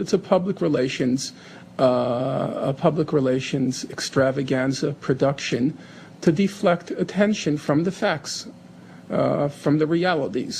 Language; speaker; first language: English; native; English